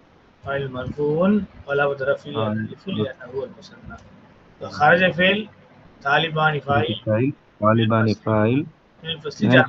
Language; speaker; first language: Arabic; non-native, fluent; Tamil